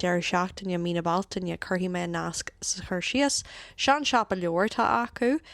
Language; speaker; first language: Irish; native; Irish